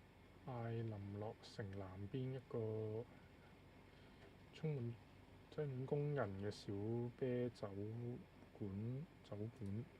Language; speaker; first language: Chinese; native; Chinese